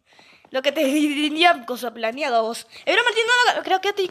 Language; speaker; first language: Spanish; native; Spanish